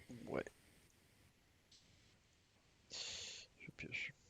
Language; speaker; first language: French; native; French